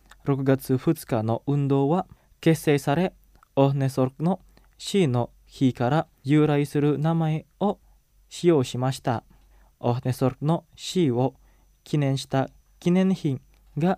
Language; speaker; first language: Japanese; non-native, fluent; Indonesian